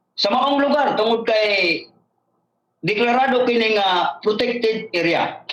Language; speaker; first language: Cebuano; non-native, local second language; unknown